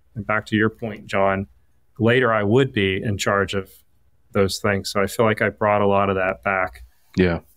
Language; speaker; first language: English; native; English